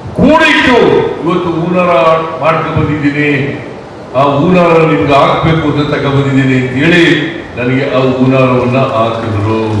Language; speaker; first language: Kannada; native; Kannada